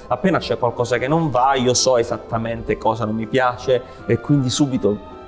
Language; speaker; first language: Italian; native; Italian